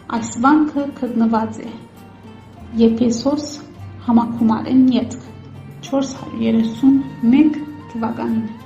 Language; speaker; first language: Armenian; early bilingual, heritage; Armenian